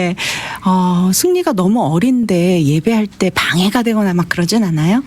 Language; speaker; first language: Korean; native; Korean